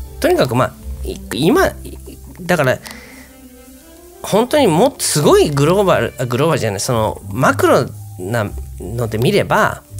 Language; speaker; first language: Japanese; native; Japanese